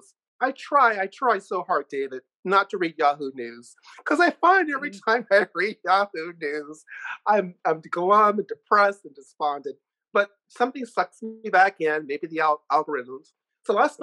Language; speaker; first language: English; native; English